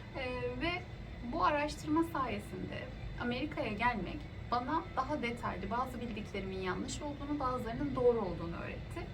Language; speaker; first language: Turkish; native; Turkish